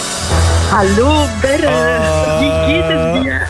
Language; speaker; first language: Dutch; non-native, fluent; German